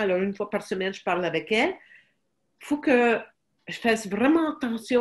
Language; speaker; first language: French; non-native, fluent; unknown